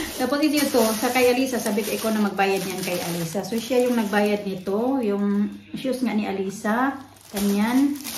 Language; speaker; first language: Filipino; non-native, local second language; Waray